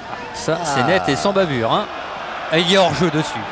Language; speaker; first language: French; native; French